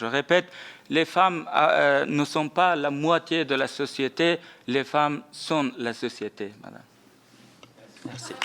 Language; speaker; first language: French; non-native, fluent; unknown